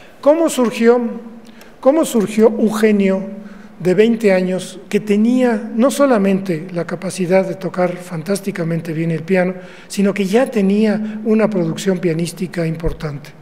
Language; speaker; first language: Spanish; native; Spanish